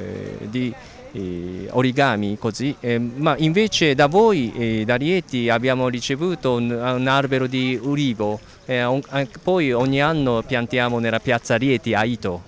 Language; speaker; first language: Italian; non-native, fluent; Japanese